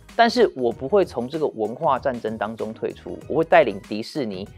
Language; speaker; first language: Chinese; native; Chinese